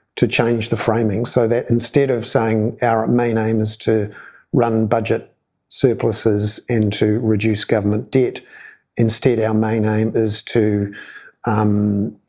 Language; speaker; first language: English; native; English